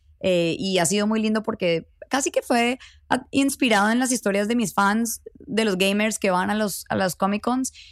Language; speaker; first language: Spanish; native; Spanish